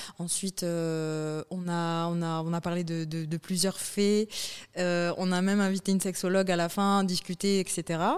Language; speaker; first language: French; early bilingual, other home language; Arabic